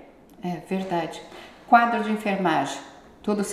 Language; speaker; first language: Portuguese; native; Portuguese